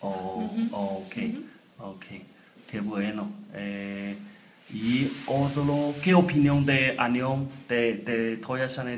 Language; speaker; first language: Spanish; non-native, learner; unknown